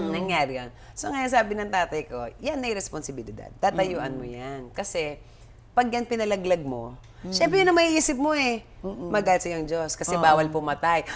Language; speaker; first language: Filipino; native; Filipino